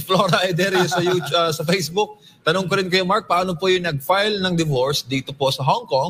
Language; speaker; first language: Filipino; native; Filipino